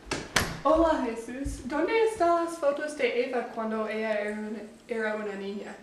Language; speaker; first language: Spanish; non-native, learner; English